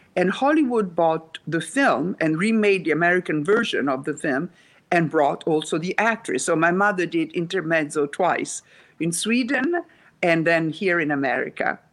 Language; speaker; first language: English; non-native, fluent; Italian